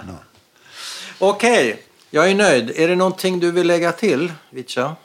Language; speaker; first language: Swedish; non-native, learner; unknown